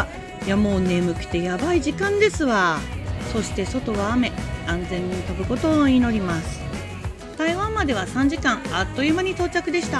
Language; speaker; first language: Japanese; native; Japanese